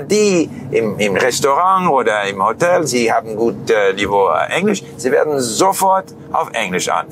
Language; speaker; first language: German; non-native, fluent; English